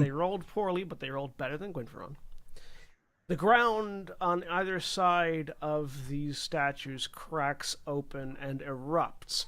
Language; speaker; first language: English; native; English